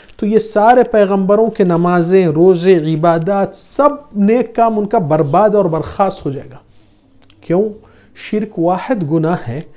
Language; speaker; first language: Urdu; non-native, fluent; Arabic